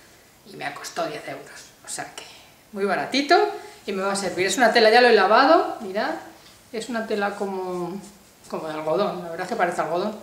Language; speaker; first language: Spanish; native; Spanish